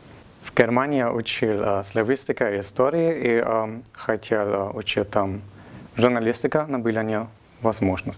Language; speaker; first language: Russian; non-native, learner; German